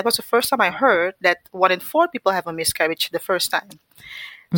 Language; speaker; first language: English; non-native, fluent; Dutch